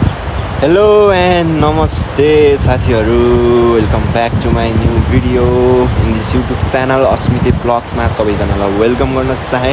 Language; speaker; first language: Nepali; native; Nepali